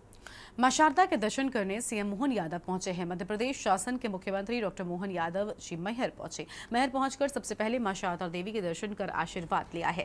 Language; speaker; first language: Hindi; native; Hindi